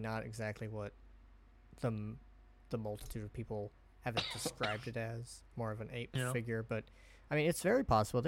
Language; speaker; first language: English; native; English